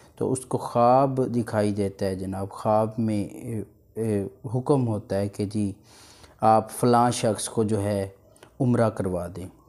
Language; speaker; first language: Urdu; non-native, local second language; Punjabi